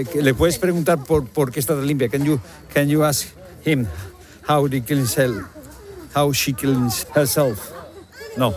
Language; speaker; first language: Spanish; native; Spanish